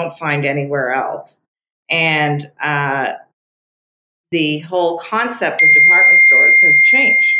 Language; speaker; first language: English; non-native, fluent; French